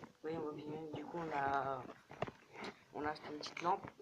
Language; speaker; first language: French; native; French